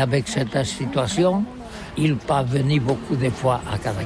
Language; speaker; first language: French; non-native, learner; Catalan